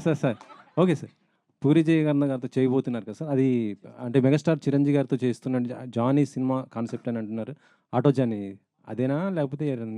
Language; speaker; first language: Telugu; native; Telugu